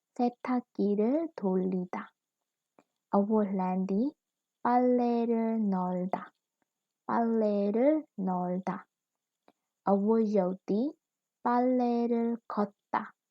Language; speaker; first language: Korean; non-native, fluent; Burmese